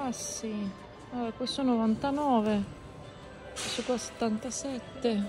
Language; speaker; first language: Italian; non-native, fluent; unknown